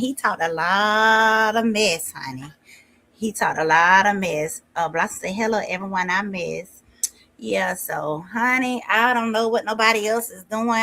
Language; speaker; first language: English; native; English